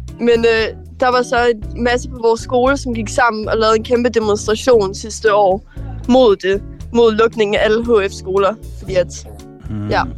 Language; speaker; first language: Danish; native; Danish